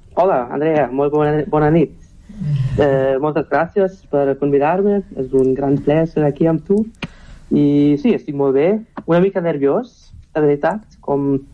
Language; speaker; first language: Catalan; non-native, learner; German